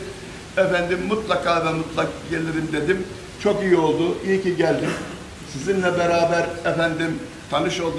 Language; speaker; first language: Turkish; native; Turkish